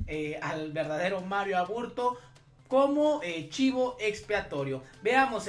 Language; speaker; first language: Spanish; native; Spanish